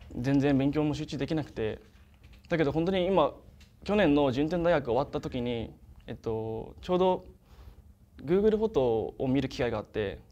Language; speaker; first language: Japanese; native; Japanese